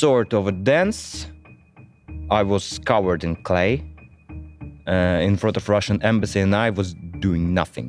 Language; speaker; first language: English; non-native, fluent; Russian